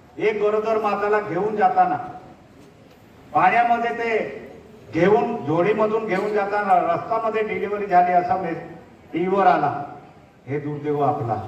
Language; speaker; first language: Marathi; non-native, local second language; Bhili